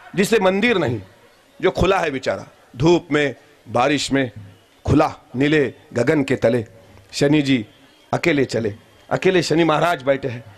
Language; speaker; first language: Hindi; non-native, local second language; Marathi